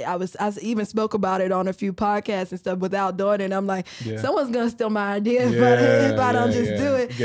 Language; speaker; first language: English; native; English